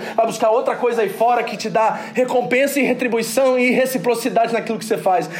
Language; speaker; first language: Portuguese; early bilingual, other home language; English